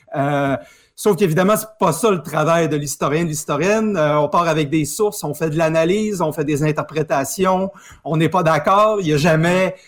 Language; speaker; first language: French; native; French